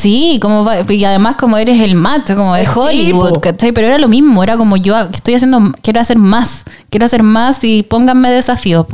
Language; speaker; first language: Spanish; native; Spanish